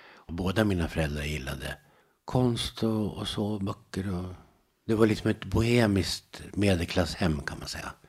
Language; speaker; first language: Swedish; native; Swedish